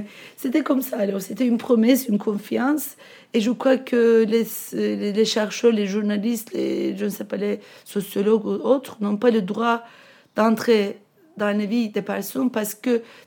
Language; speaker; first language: French; non-native, fluent; Turkish